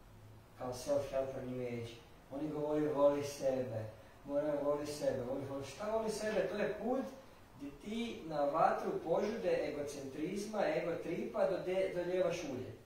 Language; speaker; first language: Croatian; native; Croatian